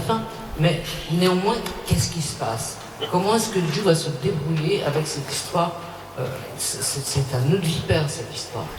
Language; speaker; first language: French; native; French